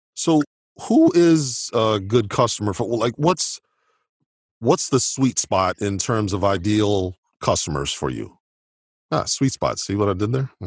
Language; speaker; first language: English; native; English